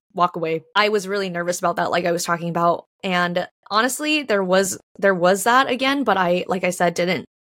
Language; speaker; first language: English; early bilingual, other home language; Chinese